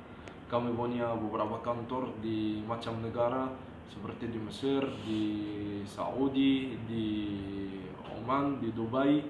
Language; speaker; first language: Indonesian; non-native, fluent; Arabic